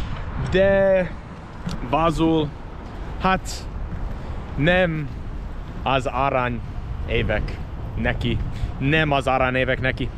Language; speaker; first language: Hungarian; non-native, learner; English